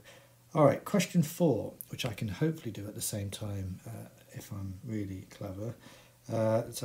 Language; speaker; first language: English; native; English